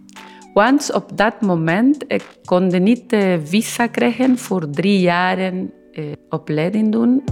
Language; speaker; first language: Dutch; non-native, learner; Spanish